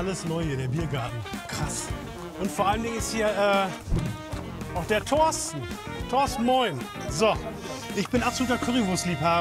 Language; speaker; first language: German; native; German